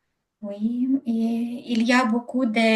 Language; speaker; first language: French; non-native, learner; Ukrainian